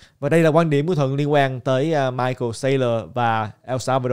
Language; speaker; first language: Vietnamese; native; Vietnamese